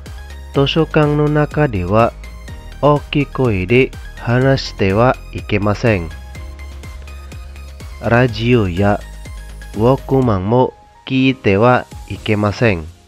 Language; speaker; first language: Japanese; non-native, fluent; Indonesian